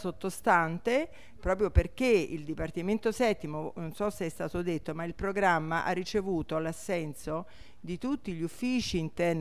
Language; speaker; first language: Italian; native; Italian